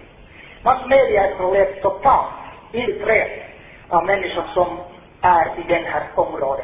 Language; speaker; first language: Swedish; non-native, fluent; Finnish